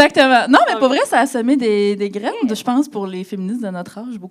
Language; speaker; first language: French; native; French